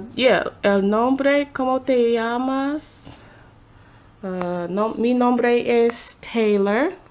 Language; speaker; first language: Spanish; non-native, learner; English